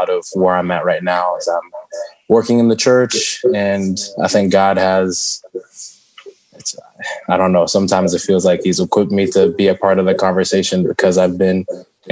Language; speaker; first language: English; early bilingual, other home language; Shona